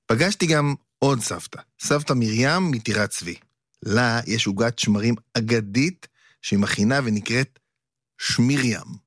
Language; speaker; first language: Hebrew; native; Hebrew